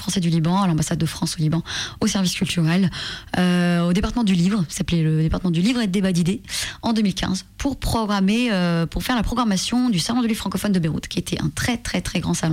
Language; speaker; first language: French; non-native, local second language; Armenian